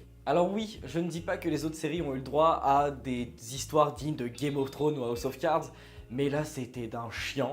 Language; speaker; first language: French; native; French